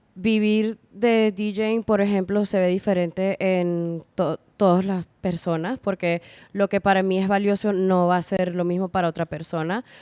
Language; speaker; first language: Spanish; early bilingual, heritage; Spanish